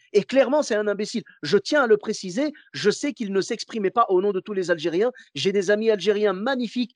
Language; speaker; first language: French; early bilingual, other home language; Arabic